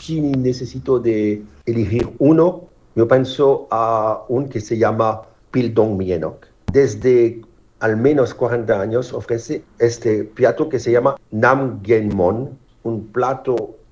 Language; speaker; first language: Spanish; non-native, fluent; Italian